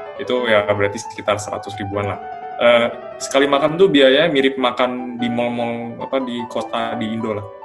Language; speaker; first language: Indonesian; native; Indonesian